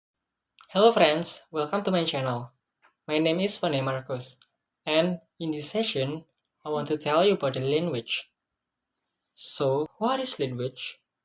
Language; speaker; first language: English; non-native, learner; Indonesian